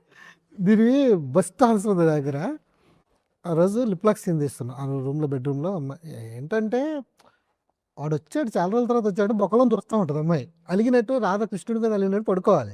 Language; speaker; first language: Telugu; native; Telugu